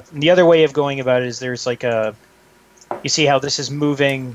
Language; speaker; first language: English; native; English